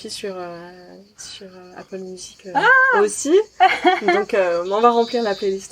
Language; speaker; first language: French; native; French